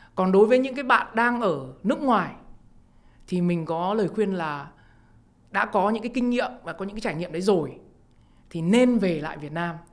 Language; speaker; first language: Vietnamese; native; Vietnamese